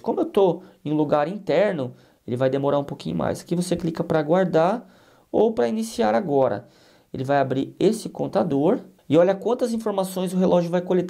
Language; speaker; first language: Portuguese; native; Portuguese